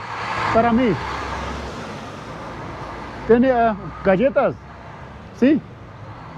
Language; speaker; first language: Spanish; non-native, learner; Urdu